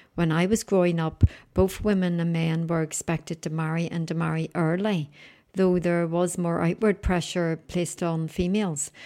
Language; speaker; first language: English; native; English